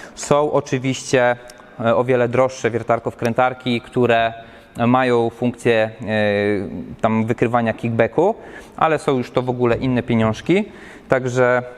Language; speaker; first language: Polish; native; Polish